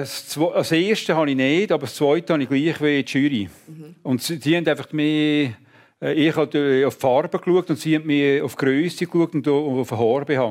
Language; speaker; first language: German; native; German